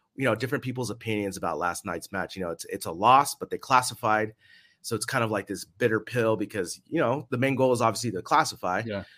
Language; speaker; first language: English; native; English